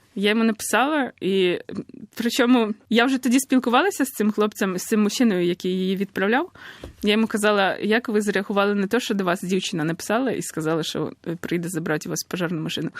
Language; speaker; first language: Ukrainian; native; Ukrainian